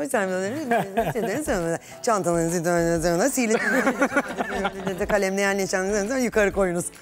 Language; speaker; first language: Turkish; native; Turkish